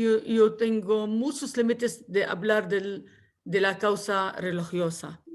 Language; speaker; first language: Spanish; non-native, fluent; Arabic